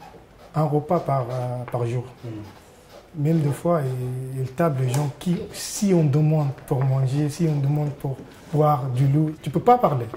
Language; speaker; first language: French; non-native, learner; Arabic